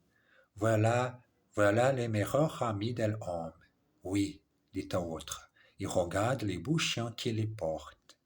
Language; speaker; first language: French; non-native, learner; English